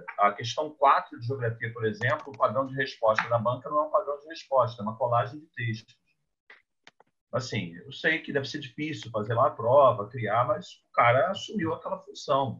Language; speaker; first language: Portuguese; native; Portuguese